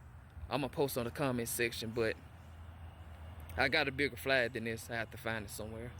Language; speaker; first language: English; native; English